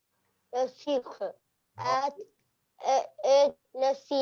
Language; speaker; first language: French; non-native, learner; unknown